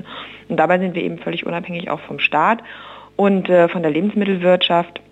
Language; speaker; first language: German; native; German